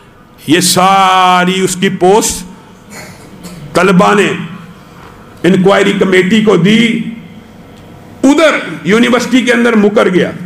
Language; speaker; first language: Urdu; non-native, local second language; Punjabi